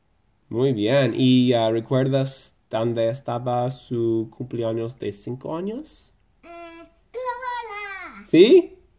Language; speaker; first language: Spanish; non-native, learner; English